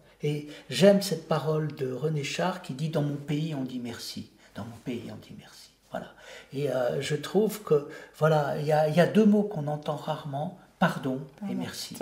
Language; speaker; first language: French; native; French